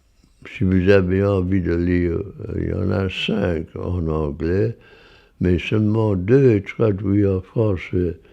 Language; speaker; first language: French; non-native, fluent; English